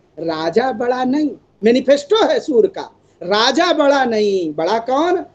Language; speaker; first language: Hindi; native; Hindi